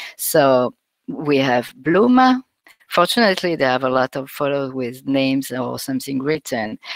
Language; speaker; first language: English; non-native, fluent; French